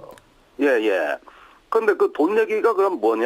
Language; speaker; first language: Korean; native; Korean